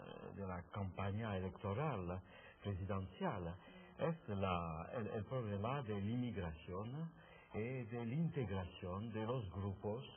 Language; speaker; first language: Spanish; non-native, fluent; French